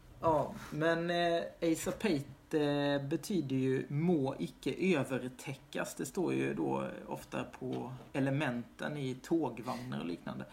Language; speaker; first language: Swedish; native; Swedish